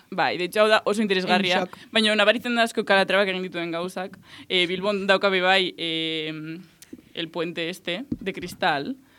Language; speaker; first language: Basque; non-native, local second language; Spanish